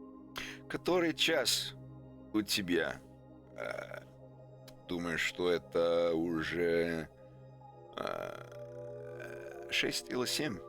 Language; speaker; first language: Russian; non-native, learner; English